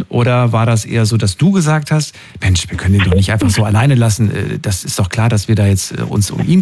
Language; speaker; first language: German; native; German